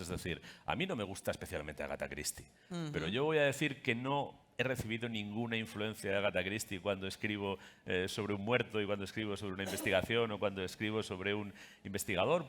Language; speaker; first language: Spanish; native; Spanish